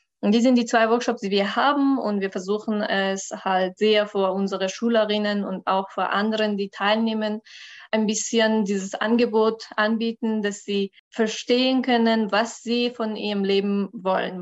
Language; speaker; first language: German; non-native, learner; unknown